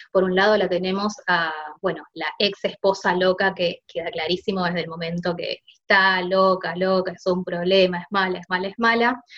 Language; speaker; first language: Spanish; native; Spanish